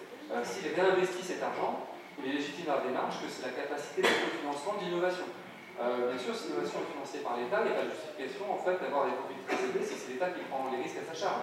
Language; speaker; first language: French; native; French